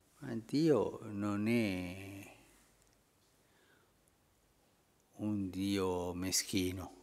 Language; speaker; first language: Italian; early bilingual, heritage; Spanish